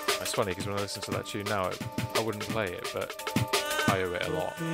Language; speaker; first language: English; native; English